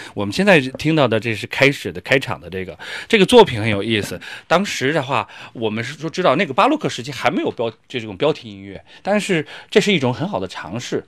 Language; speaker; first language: Chinese; native; Chinese